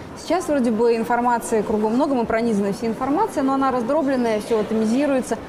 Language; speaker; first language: Russian; native; Russian